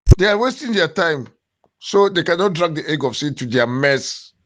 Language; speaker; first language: Nigerian Pidgin; native; Nigerian Pidgin